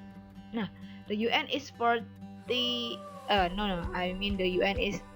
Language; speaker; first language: English; non-native, learner; Indonesian